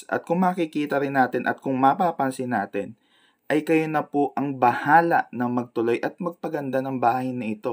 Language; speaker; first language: Filipino; native; Filipino